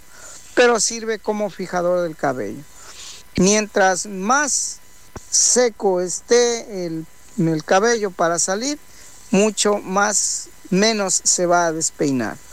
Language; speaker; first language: Spanish; native; Spanish